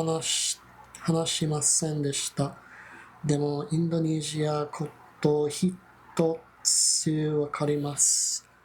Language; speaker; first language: Japanese; non-native, learner; English